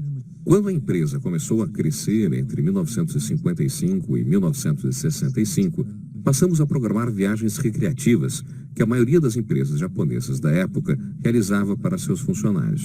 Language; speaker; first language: Portuguese; native; Portuguese